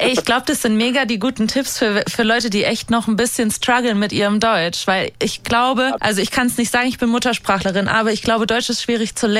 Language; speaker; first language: German; native; German